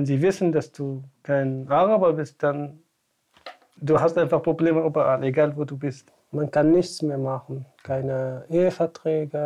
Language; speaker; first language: German; non-native, fluent; Tamasheq